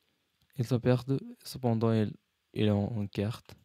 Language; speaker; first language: French; non-native, learner; English